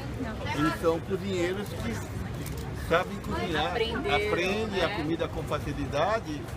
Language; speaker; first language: Portuguese; early bilingual, other home language; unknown